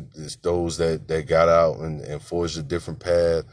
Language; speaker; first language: English; native; English